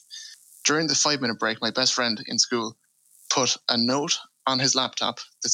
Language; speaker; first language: English; native; English